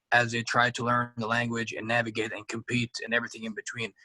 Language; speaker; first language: English; non-native, fluent; Arabic